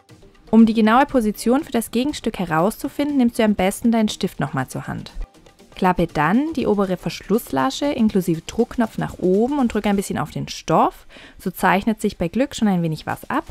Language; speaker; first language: German; native; German